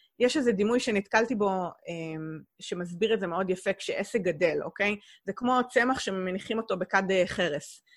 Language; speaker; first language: Hebrew; native; Hebrew